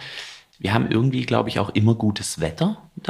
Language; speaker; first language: German; native; German